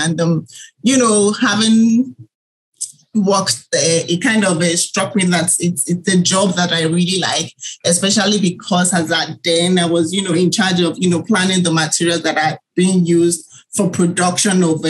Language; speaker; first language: English; non-native, local second language; Yoruba